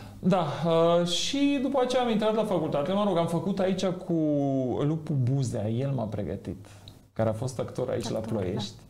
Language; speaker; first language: Romanian; non-native, fluent; Macedonian